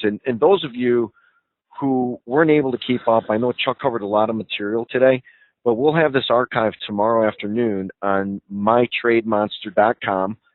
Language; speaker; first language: English; native; English